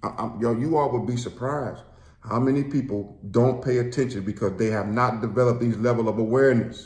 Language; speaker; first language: English; native; English